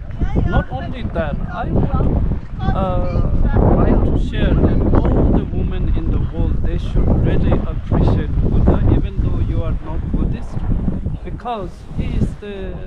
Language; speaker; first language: English; non-native, learner; Tibetan